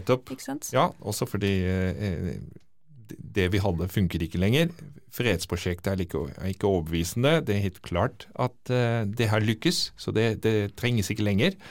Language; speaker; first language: Norwegian; non-native, fluent; Dutch